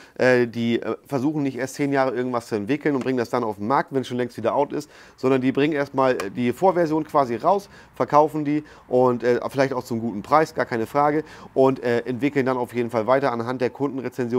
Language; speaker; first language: German; native; German